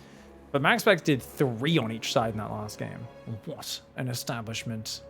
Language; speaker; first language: English; native; English